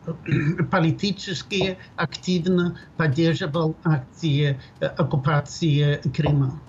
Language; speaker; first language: Russian; non-native, fluent; Swedish